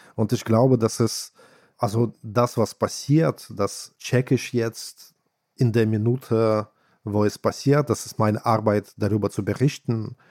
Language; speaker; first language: German; non-native, fluent; Russian